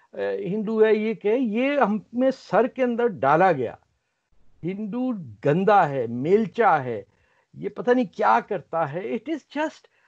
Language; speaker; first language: Urdu; native; Urdu